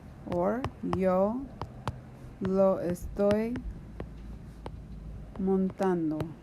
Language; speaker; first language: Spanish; non-native, fluent; English